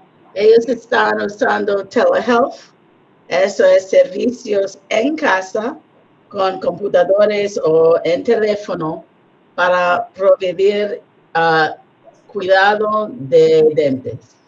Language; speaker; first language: Spanish; non-native, learner; English